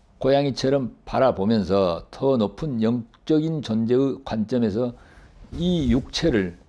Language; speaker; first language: Korean; native; Korean